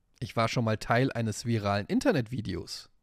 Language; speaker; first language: German; native; German